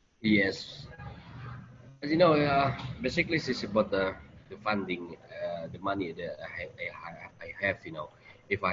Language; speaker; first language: English; non-native, learner; Indonesian